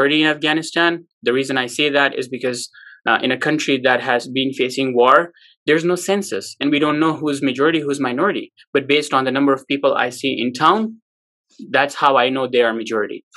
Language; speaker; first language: English; non-native, local second language; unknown